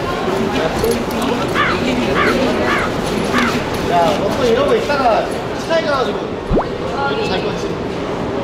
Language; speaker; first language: Korean; native; Korean